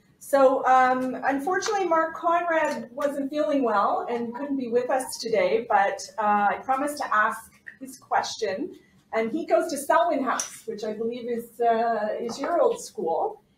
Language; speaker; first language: English; native; English